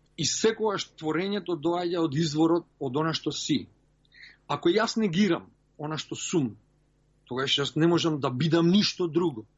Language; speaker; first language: Macedonian; early bilingual, heritage; Macedonian